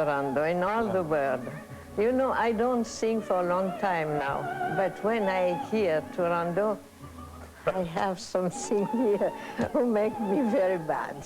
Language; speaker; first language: English; non-native, learner; Italian